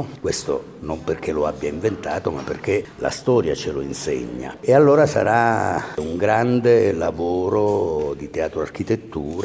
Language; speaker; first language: Italian; native; Italian